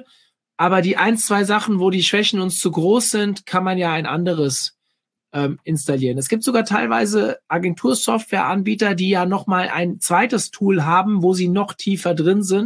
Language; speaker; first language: German; native; German